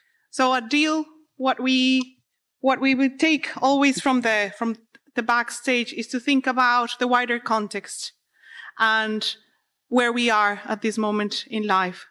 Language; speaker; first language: English; non-native, fluent; Spanish